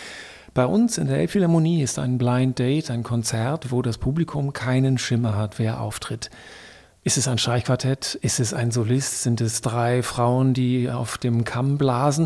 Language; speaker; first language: German; native; German